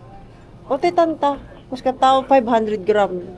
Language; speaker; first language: Finnish; non-native, learner; Filipino